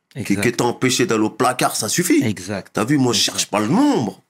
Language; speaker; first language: French; native; French